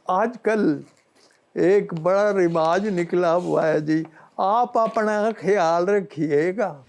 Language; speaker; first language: Urdu; non-native, local second language; Punjabi